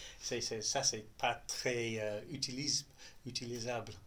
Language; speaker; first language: French; non-native, learner; English